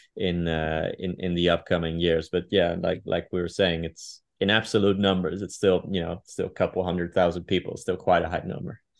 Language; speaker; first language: English; non-native, fluent; Dutch